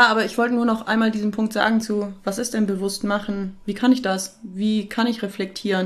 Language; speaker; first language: German; native; German